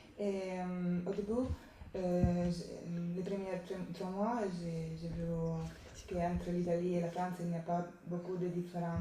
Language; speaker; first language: French; non-native, learner; Italian